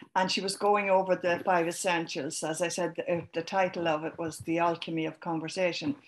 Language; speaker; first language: English; native; English